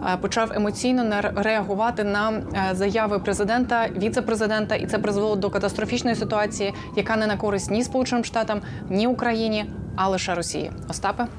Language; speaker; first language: Ukrainian; native; Ukrainian